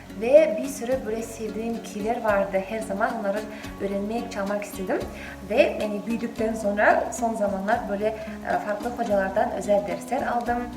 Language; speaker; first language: Turkish; non-native, fluent; Kazakh